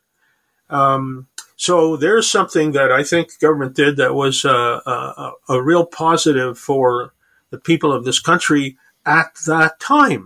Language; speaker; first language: English; native; English